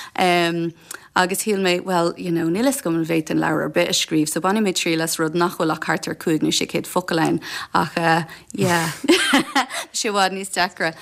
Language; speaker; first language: Irish; non-native, local second language; English